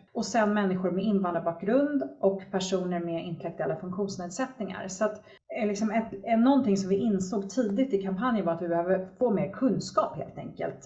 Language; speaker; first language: Swedish; native; Swedish